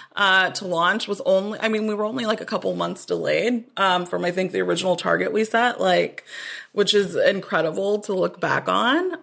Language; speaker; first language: English; native; English